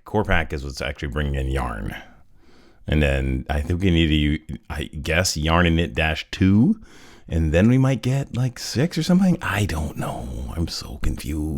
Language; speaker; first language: English; native; English